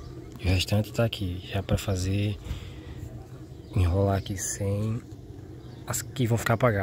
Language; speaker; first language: Portuguese; native; Portuguese